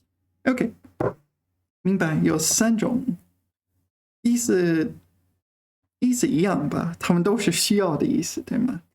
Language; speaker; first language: Chinese; non-native, learner; English